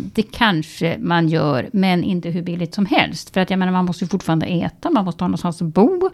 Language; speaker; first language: Swedish; native; Swedish